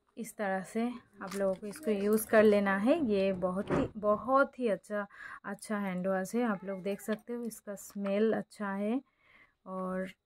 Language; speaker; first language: Hindi; non-native, local second language; Bangla